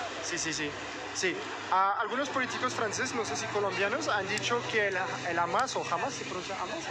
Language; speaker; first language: Spanish; non-native, fluent; French